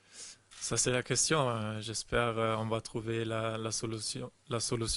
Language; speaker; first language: French; non-native, fluent; German